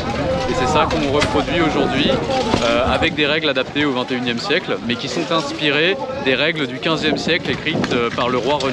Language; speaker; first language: French; native; French